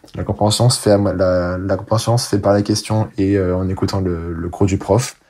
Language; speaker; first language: French; native; French